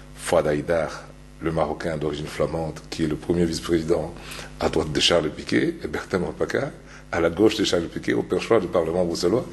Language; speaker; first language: French; non-native, local second language; Luba-Lulua